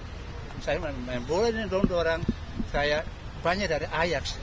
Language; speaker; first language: Indonesian; early bilingual, heritage; Indonesian